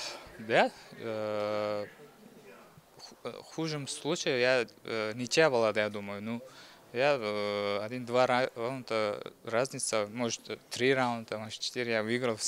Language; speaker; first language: Russian; non-native, learner; Uzbek